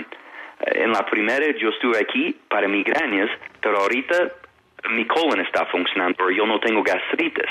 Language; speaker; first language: Spanish; non-native, fluent; English